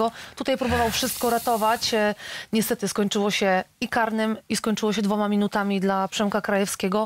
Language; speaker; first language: Polish; native; Polish